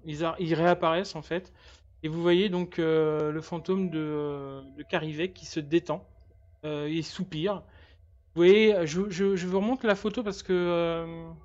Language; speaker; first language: French; native; French